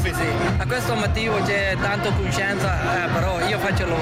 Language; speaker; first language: Italian; non-native, learner; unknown